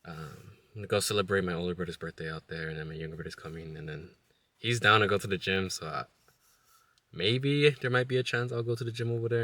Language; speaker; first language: English; native; English